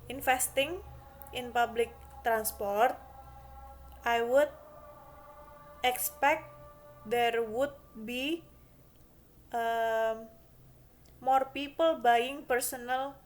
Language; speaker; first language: English; non-native, fluent; Indonesian